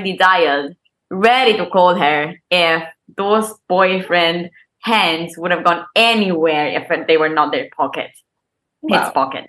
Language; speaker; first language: English; non-native, fluent; Italian